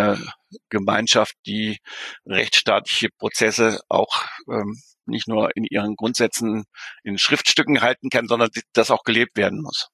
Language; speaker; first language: German; native; German